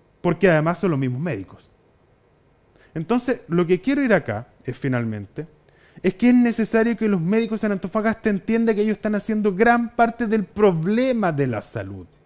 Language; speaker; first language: Spanish; native; Spanish